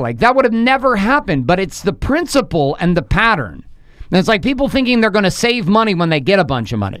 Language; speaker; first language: English; native; English